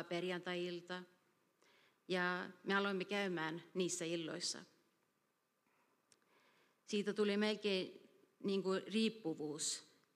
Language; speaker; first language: Finnish; early bilingual, heritage; Finnish